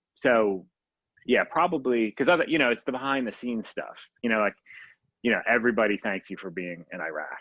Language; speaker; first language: English; native; English